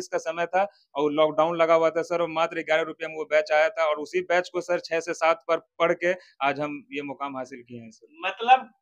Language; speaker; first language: Hindi; native; Hindi